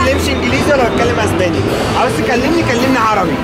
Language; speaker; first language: Spanish; non-native, learner; Arabic